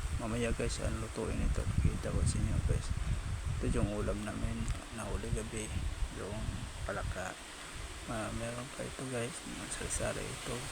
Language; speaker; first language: Filipino; non-native, local second language; Cebuano